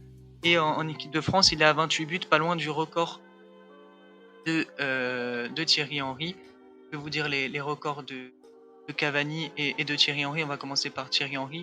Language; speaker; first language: French; native; French